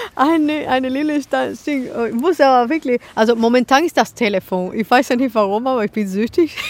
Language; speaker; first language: German; non-native, fluent; Spanish